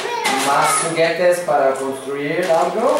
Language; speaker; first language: Spanish; non-native, learner; English